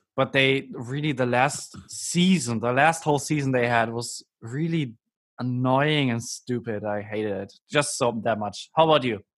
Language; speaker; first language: English; non-native, fluent; German